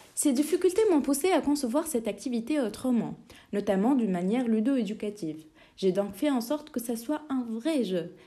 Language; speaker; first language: French; non-native, local second language; Arabic